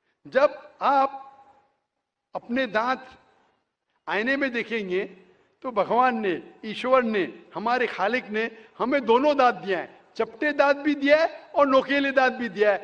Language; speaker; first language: Hindi; native; Hindi